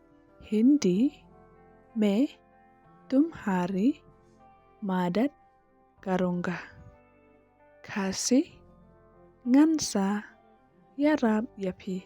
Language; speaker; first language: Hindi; non-native, local second language; Khasi